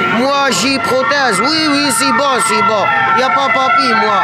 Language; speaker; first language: French; non-native, learner; Arabic